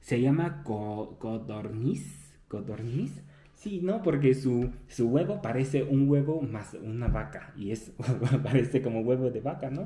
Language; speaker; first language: Spanish; non-native, fluent; Chinese